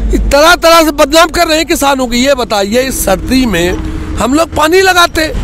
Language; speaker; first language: Hindi; native; Hindi